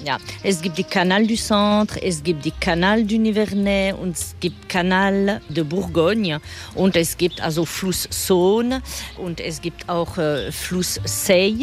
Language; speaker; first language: German; non-native, fluent; French